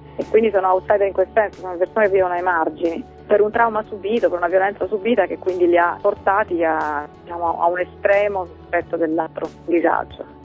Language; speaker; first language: Italian; early bilingual, other home language; Finnish